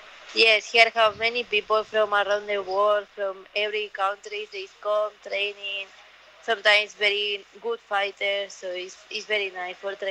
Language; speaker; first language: English; non-native, learner; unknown